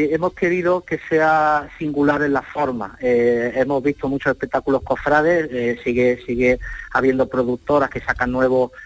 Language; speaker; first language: Spanish; native; Spanish